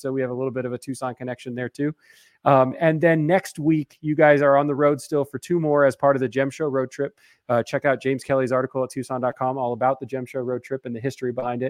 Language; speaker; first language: English; native; English